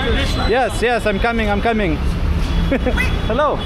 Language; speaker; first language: English; non-native, learner; Lithuanian